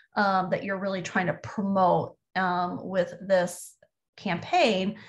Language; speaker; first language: English; native; English